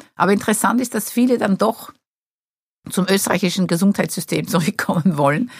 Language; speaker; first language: German; non-native, fluent; Portuguese